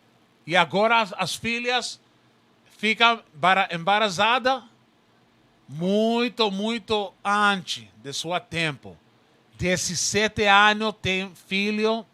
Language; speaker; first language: Portuguese; non-native, learner; Spanish